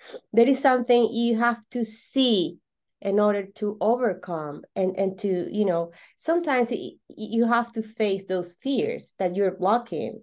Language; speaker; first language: English; non-native, fluent; Spanish